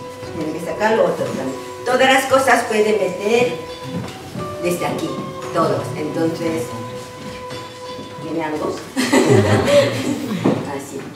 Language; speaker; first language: Spanish; non-native, learner; Japanese